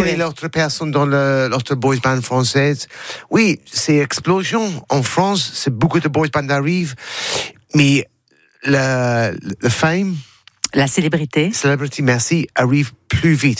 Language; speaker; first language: French; non-native, learner; English